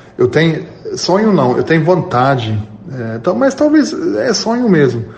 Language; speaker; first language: Portuguese; non-native, fluent; German